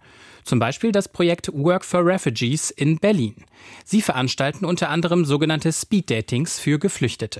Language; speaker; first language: German; native; German